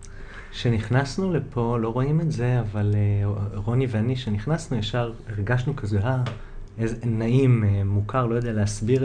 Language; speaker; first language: Hebrew; native; Hebrew